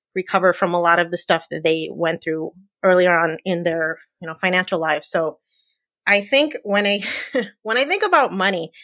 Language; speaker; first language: English; early bilingual, other home language; Spanish